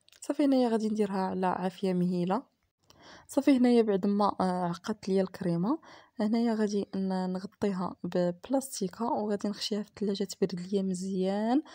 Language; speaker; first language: Arabic; native; Arabic